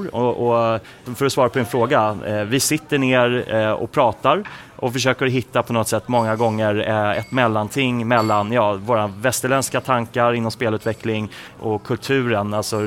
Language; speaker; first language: Swedish; native; Swedish